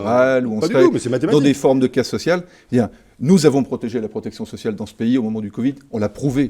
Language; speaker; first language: French; native; French